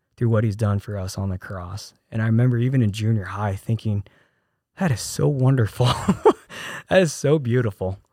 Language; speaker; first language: English; early bilingual, other home language; Korean